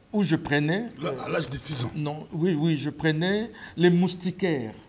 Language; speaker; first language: French; non-native, local second language; Lingala